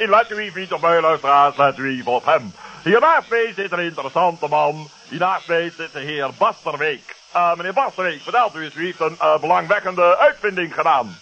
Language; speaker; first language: Dutch; native; Dutch